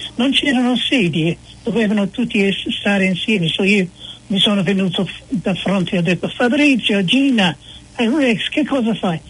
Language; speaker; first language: Italian; non-native, fluent; English